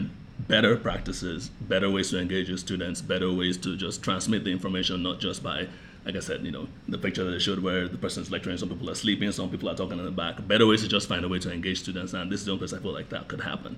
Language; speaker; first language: English; non-native, local second language; Yoruba